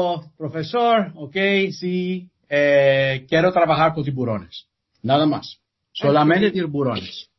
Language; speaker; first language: Spanish; non-native, learner; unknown